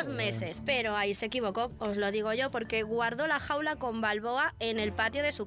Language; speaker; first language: Spanish; native; Spanish